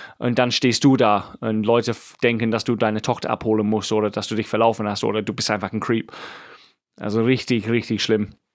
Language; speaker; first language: German; non-native, fluent; English